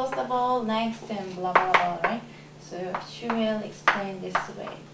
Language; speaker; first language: English; non-native, learner; Korean